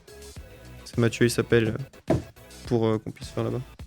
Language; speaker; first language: French; native; French